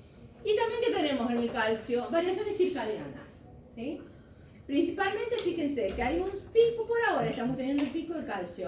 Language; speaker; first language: Spanish; native; Spanish